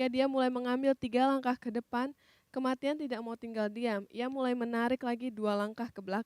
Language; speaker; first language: Indonesian; native; Indonesian